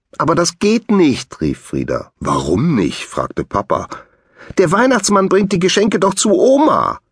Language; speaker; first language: German; native; German